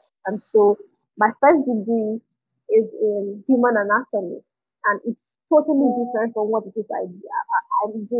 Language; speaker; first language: English; non-native, local second language; Igbo